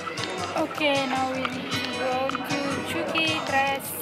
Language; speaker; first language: English; non-native, fluent; Indonesian